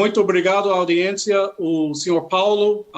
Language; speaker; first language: Portuguese; non-native, fluent; English